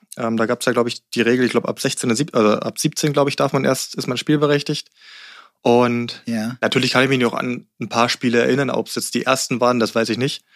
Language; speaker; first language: German; native; German